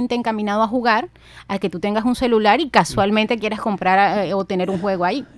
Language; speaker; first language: Spanish; native; Spanish